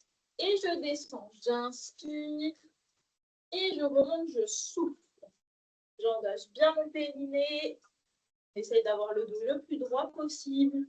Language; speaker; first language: French; native; French